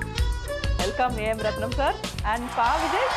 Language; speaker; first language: Tamil; native; Tamil